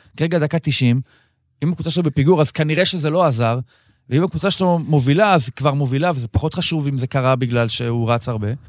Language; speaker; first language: Hebrew; native; Hebrew